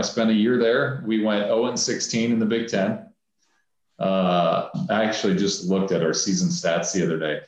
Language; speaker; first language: English; native; English